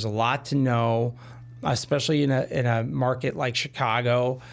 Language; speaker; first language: English; native; English